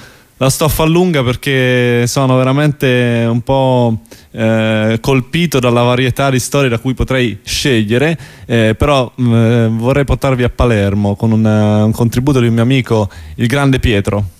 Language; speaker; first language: Italian; native; Italian